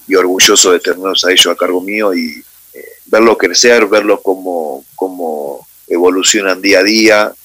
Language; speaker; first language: Spanish; native; Spanish